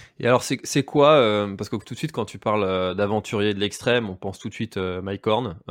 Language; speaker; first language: French; native; French